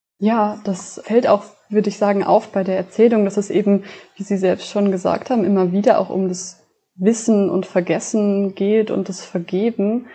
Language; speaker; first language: German; native; German